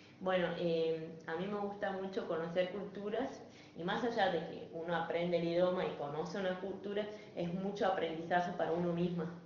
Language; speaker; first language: Spanish; non-native, fluent; German